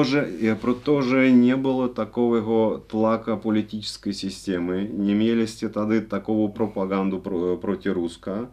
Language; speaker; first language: Czech; non-native, learner; Russian